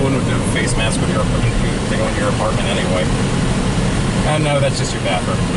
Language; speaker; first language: English; native; English